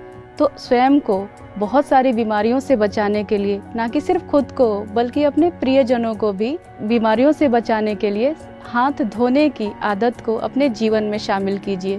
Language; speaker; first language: Hindi; native; Hindi